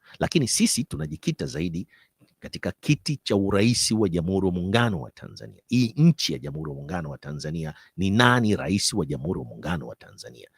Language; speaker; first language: Swahili; native; Swahili